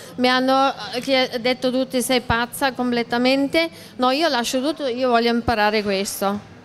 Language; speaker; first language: Italian; non-native, learner; German